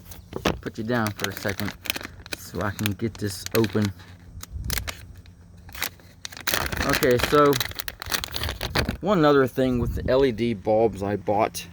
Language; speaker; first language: English; native; English